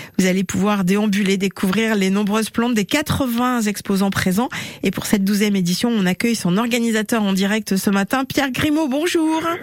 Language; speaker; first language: French; native; French